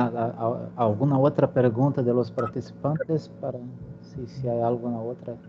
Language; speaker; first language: Spanish; non-native, fluent; Portuguese